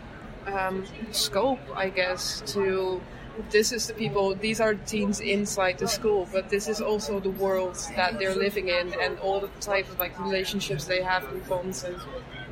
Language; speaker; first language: English; non-native, fluent; Dutch